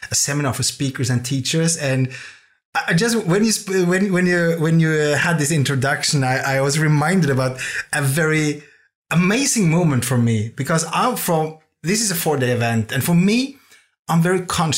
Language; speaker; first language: English; non-native, fluent; Norwegian